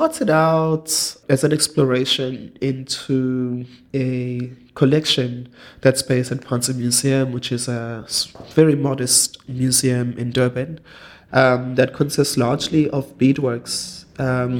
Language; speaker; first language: English; non-native, local second language; Zulu